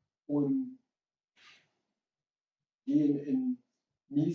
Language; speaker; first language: German; non-native, fluent; English